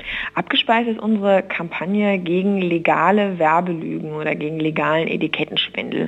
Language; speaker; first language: German; native; German